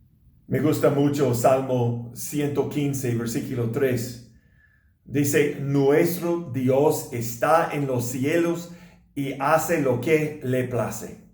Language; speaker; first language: Spanish; non-native, learner; English